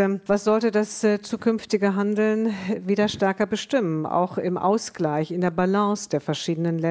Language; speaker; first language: German; native; German